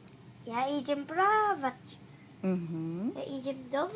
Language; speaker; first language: Slovak; early bilingual, heritage; Slovak